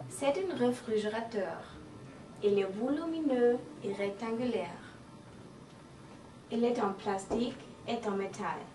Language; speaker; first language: French; non-native, learner; English